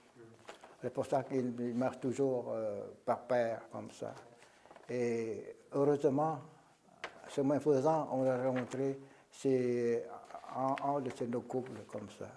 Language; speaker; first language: French; non-native, local second language; Vietnamese